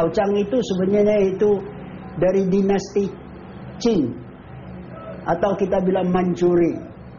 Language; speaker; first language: Indonesian; early bilingual, other home language; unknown